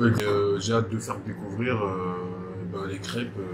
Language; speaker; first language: French; native; French